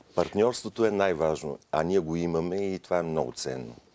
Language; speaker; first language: Bulgarian; native; Bulgarian